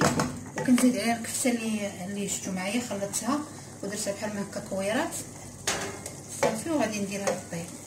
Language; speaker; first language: Arabic; native; Arabic